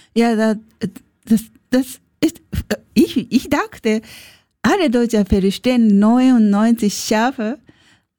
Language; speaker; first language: German; non-native, learner; Japanese